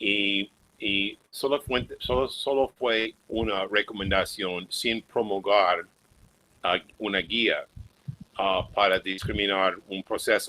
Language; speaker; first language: Spanish; non-native, fluent; English